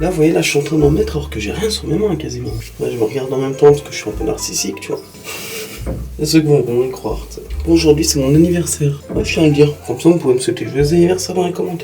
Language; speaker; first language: French; native; French